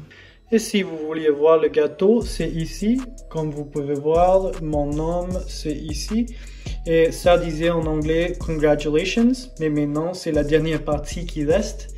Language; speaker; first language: French; non-native, fluent; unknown